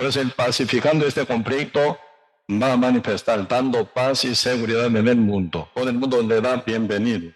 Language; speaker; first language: Spanish; non-native, learner; Korean